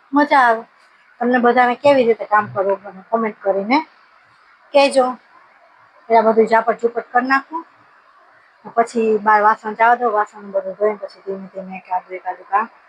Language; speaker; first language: Gujarati; native; Gujarati